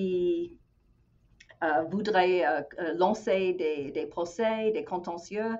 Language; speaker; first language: French; non-native, fluent; English